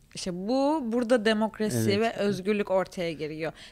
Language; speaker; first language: Turkish; native; Turkish